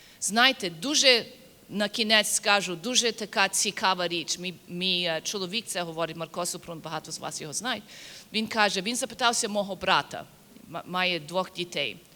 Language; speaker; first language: Ukrainian; early bilingual, heritage; Ukrainian